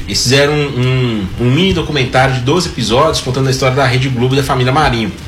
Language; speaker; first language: Portuguese; native; Portuguese